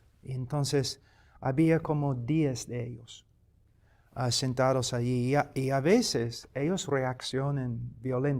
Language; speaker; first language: Spanish; non-native, fluent; English